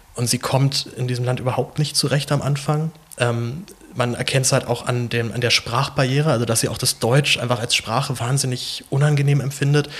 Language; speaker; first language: German; native; German